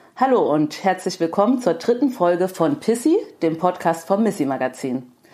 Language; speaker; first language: German; native; German